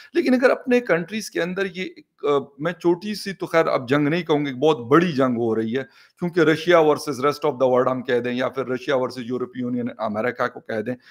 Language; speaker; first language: Urdu; non-native, local second language; Pashto